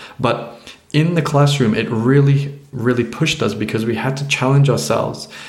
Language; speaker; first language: English; native; English